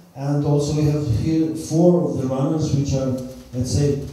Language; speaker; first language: English; non-native, fluent; Slovenian